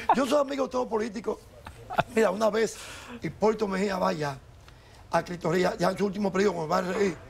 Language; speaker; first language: Spanish; native; Spanish